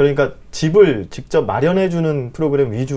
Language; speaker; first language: Korean; native; Korean